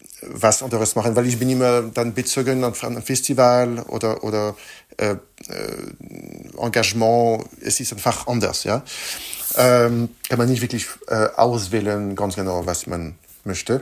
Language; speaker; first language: German; non-native, fluent; French